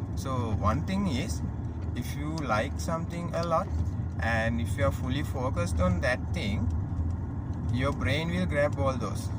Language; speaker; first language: English; non-native, local second language; Sinhala